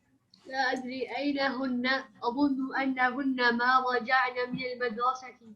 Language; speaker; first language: Arabic; non-native, learner; English